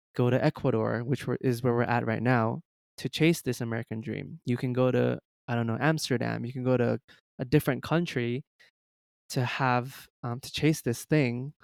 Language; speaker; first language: English; early bilingual, other home language; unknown